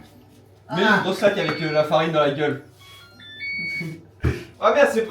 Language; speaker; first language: French; native; French